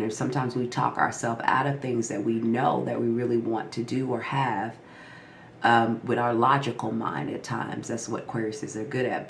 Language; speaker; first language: English; native; English